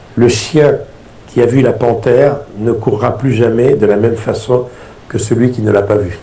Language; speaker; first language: French; native; French